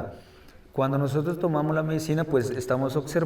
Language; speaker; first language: Spanish; native; Spanish